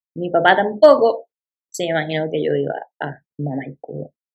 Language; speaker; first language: Spanish; native; Spanish